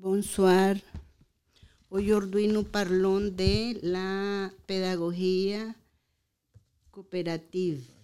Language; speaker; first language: French; non-native, learner; Spanish